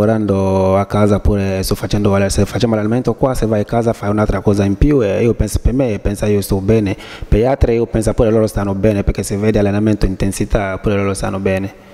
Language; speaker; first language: Italian; non-native, learner; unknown